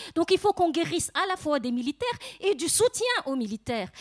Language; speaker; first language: French; non-native, local second language; Arabic